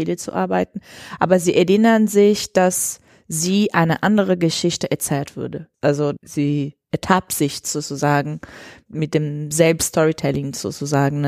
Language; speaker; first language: German; non-native, fluent; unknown